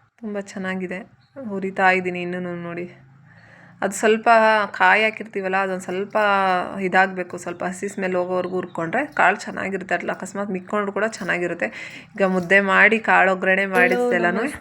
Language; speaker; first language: Kannada; native; Kannada